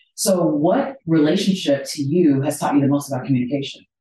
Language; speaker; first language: English; native; English